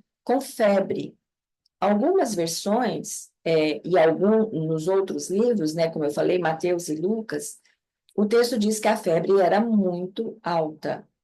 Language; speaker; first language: Portuguese; native; Portuguese